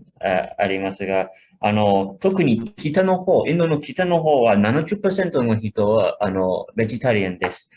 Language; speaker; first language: Japanese; non-native, fluent; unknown